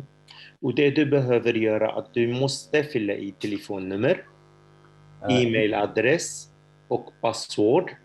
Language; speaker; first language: Swedish; non-native, fluent; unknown